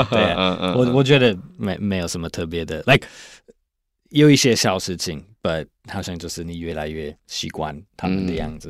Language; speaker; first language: Chinese; non-native, fluent; English